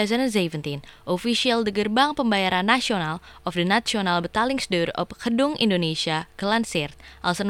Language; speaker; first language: Dutch; non-native, fluent; Indonesian